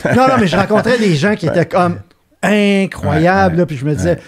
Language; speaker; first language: French; native; French